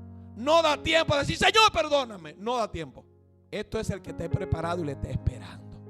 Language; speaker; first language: Spanish; native; Spanish